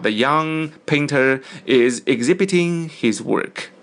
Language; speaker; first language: English; non-native, fluent; Chinese